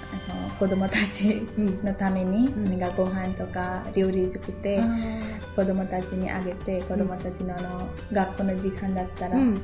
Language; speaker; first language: Japanese; non-native, learner; Nepali